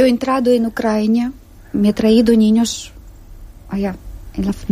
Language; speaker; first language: Spanish; non-native, learner; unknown